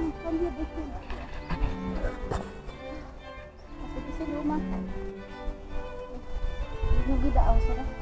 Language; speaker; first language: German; non-native, learner; Filipino